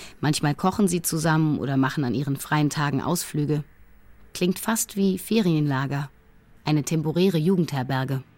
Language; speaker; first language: German; native; German